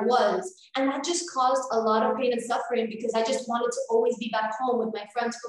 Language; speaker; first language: English; early bilingual, other home language; Spanish